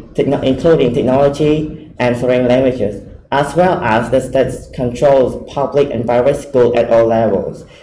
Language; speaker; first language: English; non-native, fluent; Khmer